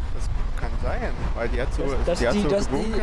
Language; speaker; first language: German; native; German